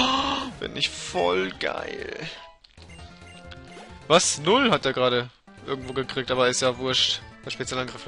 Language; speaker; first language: German; native; German